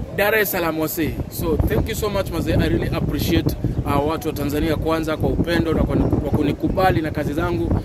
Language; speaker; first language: Swahili; native; Swahili